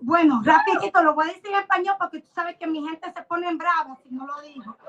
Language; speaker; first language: Spanish; early bilingual, other home language; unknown